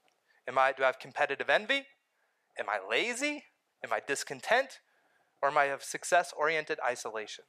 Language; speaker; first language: English; native; English